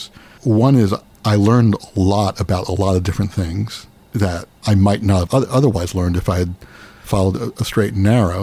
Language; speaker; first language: English; native; English